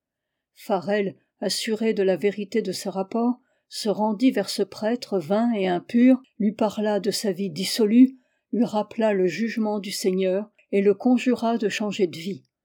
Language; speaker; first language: French; native; French